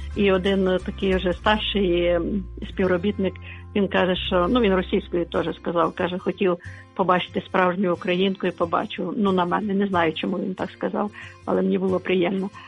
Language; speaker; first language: Ukrainian; native; Ukrainian